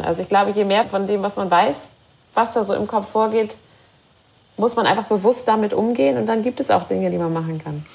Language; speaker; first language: German; native; German